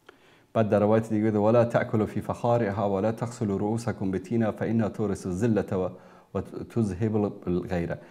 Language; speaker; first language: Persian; native; Persian